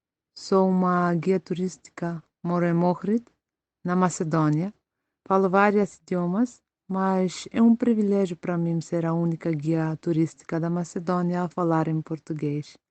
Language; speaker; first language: Portuguese; non-native, fluent; Macedonian